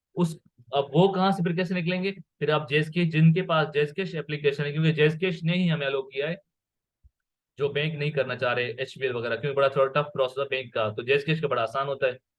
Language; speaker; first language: Urdu; non-native, local second language; Sindhi